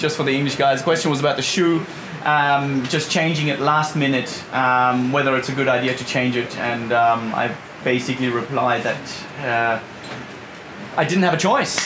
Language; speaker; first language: English; early bilingual, other home language; German